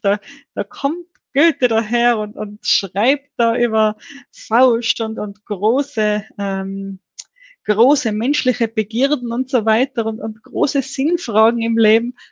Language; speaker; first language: German; native; German